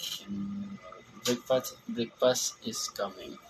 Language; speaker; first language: English; non-native, learner; Filipino